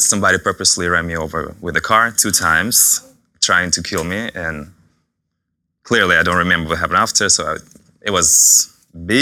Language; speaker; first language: English; non-native, fluent; Russian